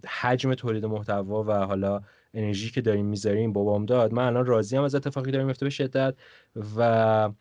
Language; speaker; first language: Persian; native; Persian